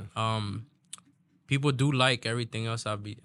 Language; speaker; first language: English; native; English